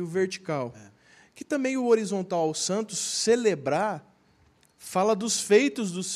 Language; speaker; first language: Portuguese; native; Portuguese